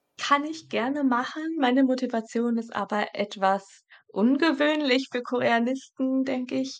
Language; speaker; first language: German; native; German